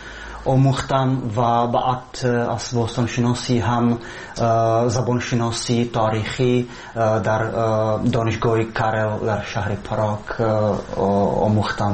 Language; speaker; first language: Persian; non-native, fluent; Czech